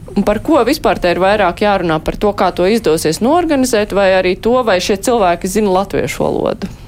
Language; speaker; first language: Latvian; native; Latvian